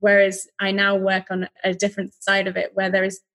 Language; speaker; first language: English; native; English